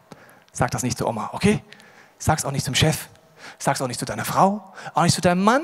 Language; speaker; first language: German; native; German